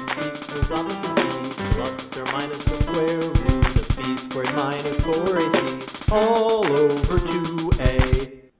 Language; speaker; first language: English; native; English